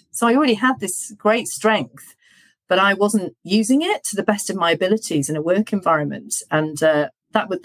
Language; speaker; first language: English; native; English